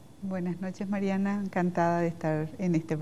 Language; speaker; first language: Spanish; native; Spanish